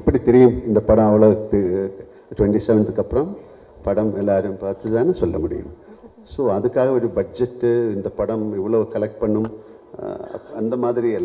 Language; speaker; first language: Tamil; non-native, local second language; Malayalam